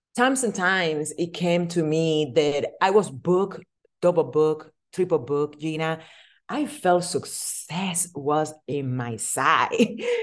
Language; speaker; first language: English; non-native, fluent; Spanish